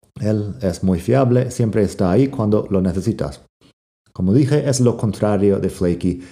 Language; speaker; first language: Spanish; non-native, fluent; English